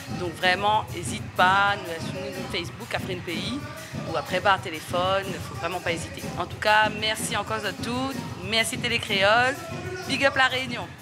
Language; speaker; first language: French; non-native, local second language; Réunion Creole French